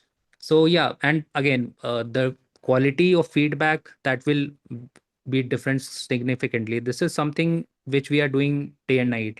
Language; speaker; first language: English; non-native, local second language; Hindi